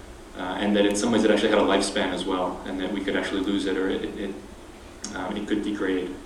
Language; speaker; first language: English; native; English